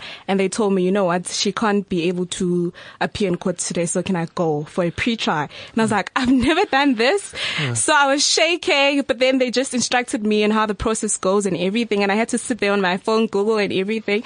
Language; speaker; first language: English; non-native, local second language; Zulu